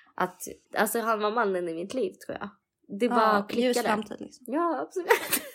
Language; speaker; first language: Swedish; early bilingual, other home language; Russian